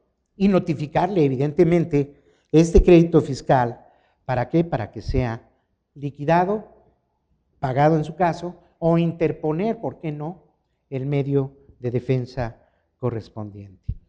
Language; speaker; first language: Spanish; native; Spanish